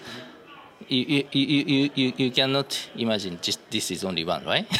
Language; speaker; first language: English; non-native, learner; Japanese